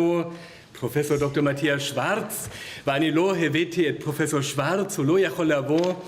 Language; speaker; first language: Hebrew; non-native, learner; German